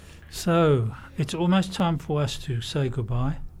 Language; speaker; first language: English; native; English